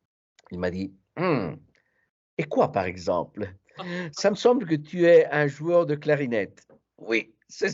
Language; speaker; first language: French; non-native, fluent; Italian